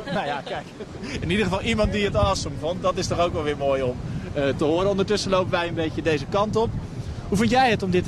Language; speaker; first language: Dutch; native; Dutch